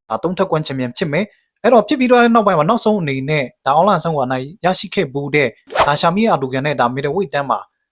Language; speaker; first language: Burmese; native; Burmese